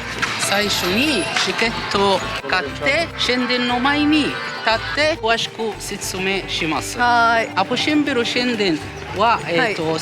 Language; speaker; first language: Japanese; non-native, learner; Arabic